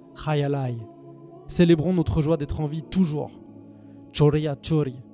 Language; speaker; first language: French; native; French